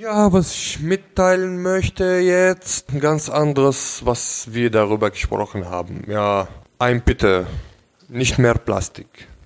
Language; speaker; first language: German; non-native, local second language; Arabic